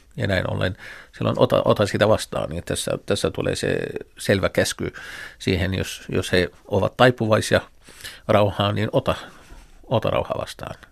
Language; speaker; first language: Finnish; non-native, fluent; Arabic